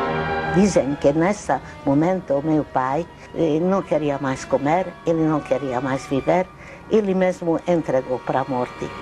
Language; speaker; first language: Portuguese; non-native, fluent; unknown